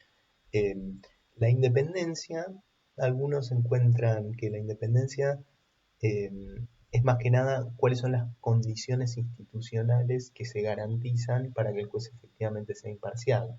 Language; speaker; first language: Spanish; native; Spanish